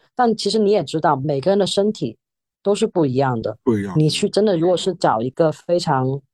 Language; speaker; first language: Chinese; non-native, local second language; Cantonese